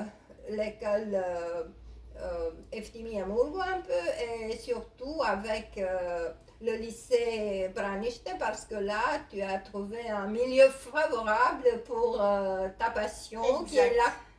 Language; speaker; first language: French; non-native, fluent; Romanian